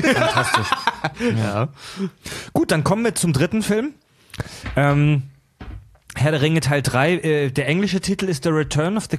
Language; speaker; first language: German; native; German